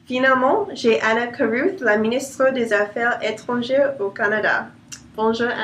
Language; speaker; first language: French; non-native, learner; English